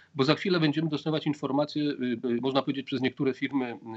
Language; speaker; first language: Polish; native; Polish